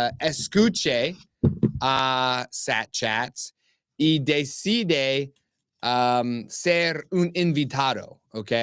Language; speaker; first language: Spanish; non-native, learner; English